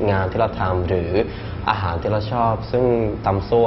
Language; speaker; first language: Thai; non-native, fluent; Swedish